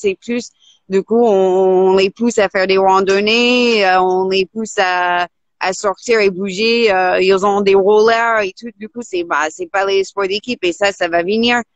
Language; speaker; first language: French; non-native, fluent; English